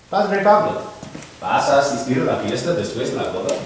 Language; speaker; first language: Spanish; non-native, learner; English